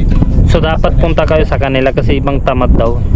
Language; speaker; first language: Filipino; non-native, learner; Hindi